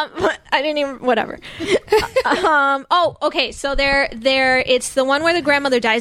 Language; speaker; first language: English; native; English